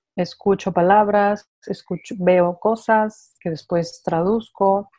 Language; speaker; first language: Spanish; native; Spanish